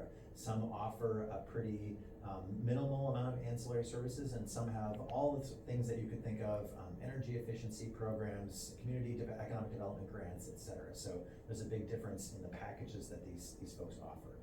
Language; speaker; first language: English; native; English